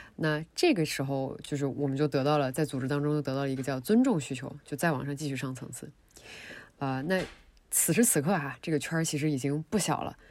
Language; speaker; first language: Chinese; native; Chinese